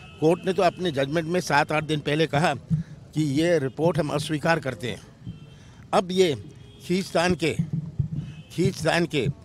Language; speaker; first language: Hindi; native; Hindi